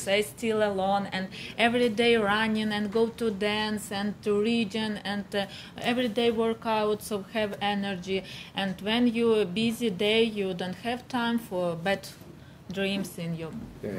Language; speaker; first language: English; non-native, learner; Ukrainian